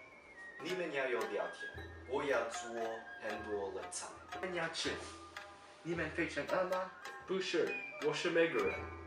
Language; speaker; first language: Chinese; non-native, learner; English